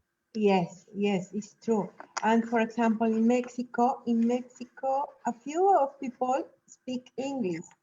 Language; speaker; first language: English; non-native, learner; Spanish